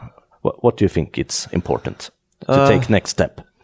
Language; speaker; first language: English; non-native, fluent; Swedish